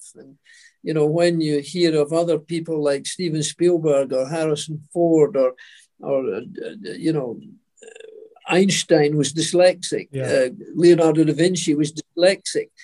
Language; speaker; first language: English; native; English